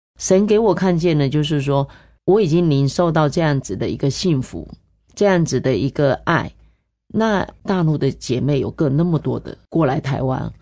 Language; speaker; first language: Chinese; native; Chinese